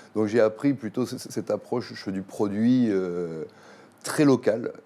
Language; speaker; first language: French; native; French